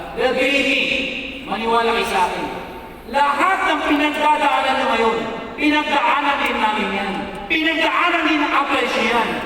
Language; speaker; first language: Filipino; native; Filipino